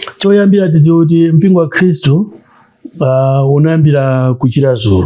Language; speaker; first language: Nyanja; non-native, local second language; Tumbuka